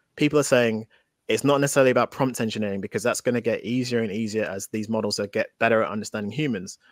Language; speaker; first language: English; native; English